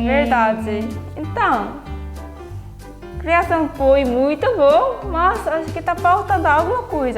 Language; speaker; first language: Portuguese; non-native, fluent; Korean